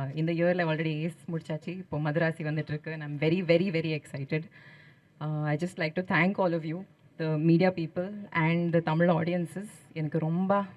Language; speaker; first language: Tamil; non-native, learner; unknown